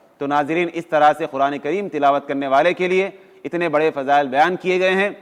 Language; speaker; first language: Urdu; native; Urdu